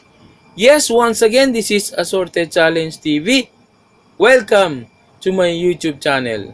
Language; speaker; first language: English; non-native, local second language; Maguindanaon